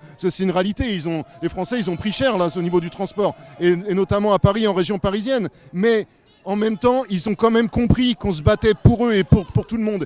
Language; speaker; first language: French; native; French